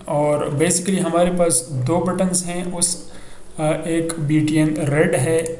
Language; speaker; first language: Urdu; non-native, local second language; Pashto